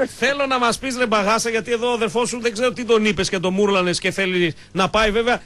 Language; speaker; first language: Greek; native; Greek